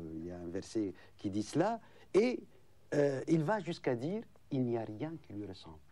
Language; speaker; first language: French; non-native, local second language; Arabic